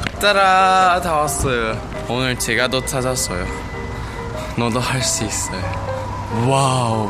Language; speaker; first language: Korean; non-native, learner; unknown